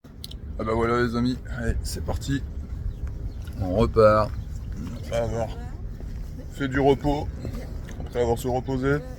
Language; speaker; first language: French; native; French